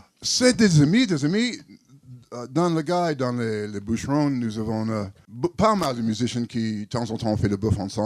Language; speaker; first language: French; non-native, learner; English